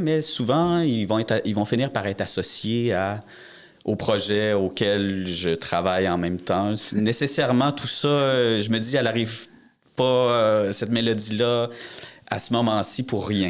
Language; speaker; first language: French; native; French